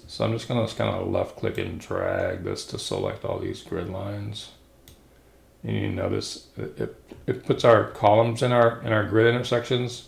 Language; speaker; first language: English; native; English